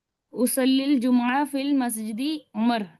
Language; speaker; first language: Arabic; non-native, learner; Urdu